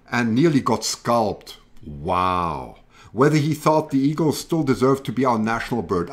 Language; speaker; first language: English; native; English